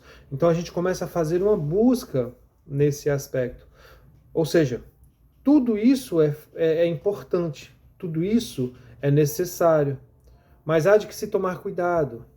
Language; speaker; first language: Portuguese; native; Portuguese